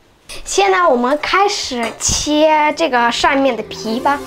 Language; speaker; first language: Chinese; non-native, fluent; Russian